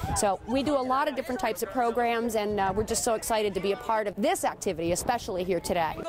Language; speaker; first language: English; native; English